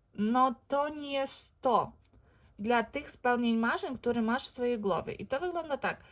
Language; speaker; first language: Polish; non-native, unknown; Ukrainian